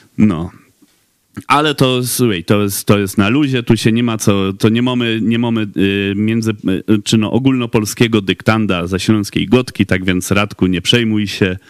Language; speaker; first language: Polish; native; Polish